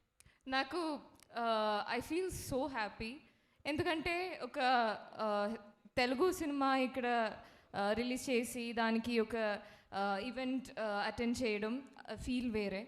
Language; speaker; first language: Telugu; non-native, learner; Malayalam